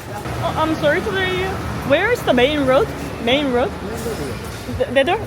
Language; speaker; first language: English; non-native, learner; Korean